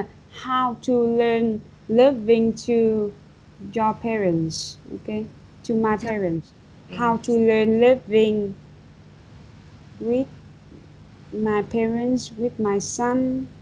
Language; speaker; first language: English; non-native, fluent; Vietnamese